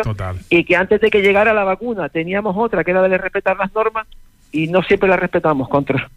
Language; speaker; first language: Spanish; native; Spanish